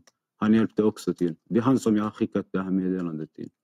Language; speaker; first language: Swedish; non-native, fluent; Arabic